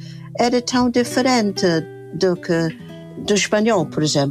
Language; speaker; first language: Portuguese; non-native, fluent; English